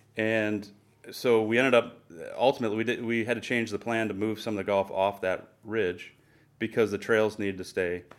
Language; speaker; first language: English; native; English